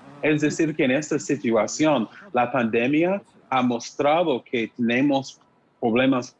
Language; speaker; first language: Spanish; non-native, fluent; English